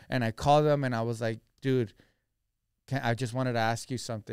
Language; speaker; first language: English; early bilingual, other home language; Spanish